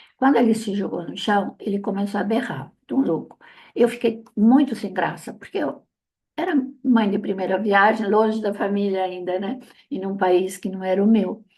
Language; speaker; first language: Portuguese; non-native, fluent; Italian